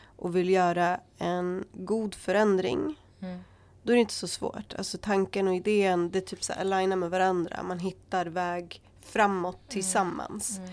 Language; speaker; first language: Swedish; early bilingual, other home language; Kurdish